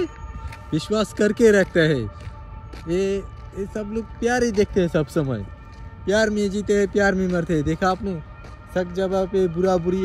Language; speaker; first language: Hindi; non-native, learner; Bangla